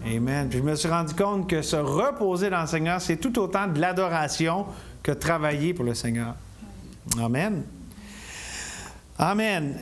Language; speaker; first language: French; native; French